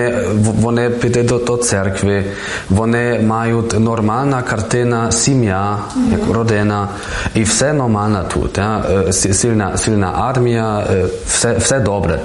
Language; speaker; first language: Ukrainian; non-native, learner; German